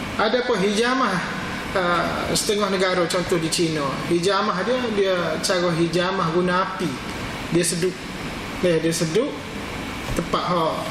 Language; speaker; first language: Malay; native; Malay